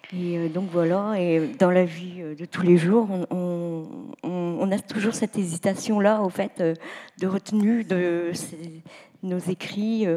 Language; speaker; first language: French; native; French